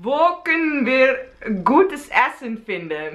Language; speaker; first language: German; non-native, learner; Dutch